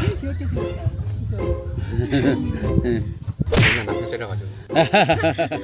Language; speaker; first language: Korean; native; Korean